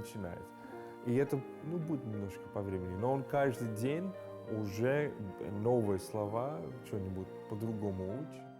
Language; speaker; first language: Russian; non-native, learner; Hindi